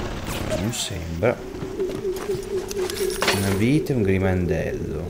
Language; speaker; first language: Italian; native; Italian